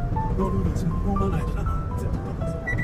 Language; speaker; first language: Japanese; native; Japanese